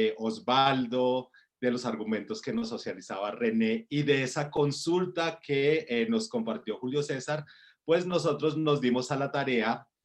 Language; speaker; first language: Spanish; native; Spanish